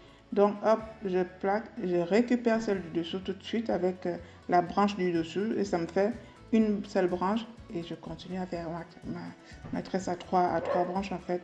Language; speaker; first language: French; native; French